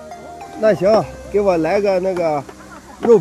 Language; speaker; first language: Chinese; native; Chinese